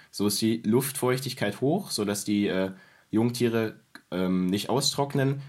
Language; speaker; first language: German; native; German